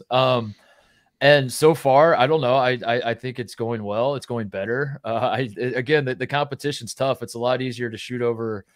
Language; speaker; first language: English; native; English